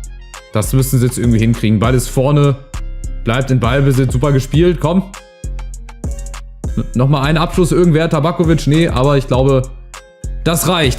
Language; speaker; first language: German; native; German